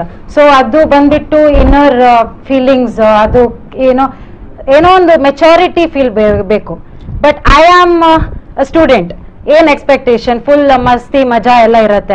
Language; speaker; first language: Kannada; non-native, local second language; Tulu